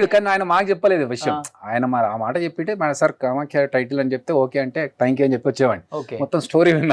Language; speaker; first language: Telugu; native; Telugu